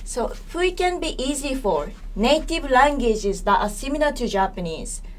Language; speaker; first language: English; non-native, fluent; Japanese